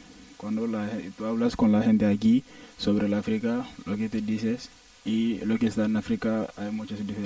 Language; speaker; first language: Spanish; non-native, learner; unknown